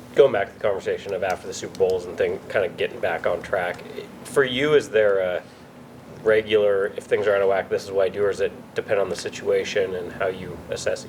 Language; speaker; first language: English; native; English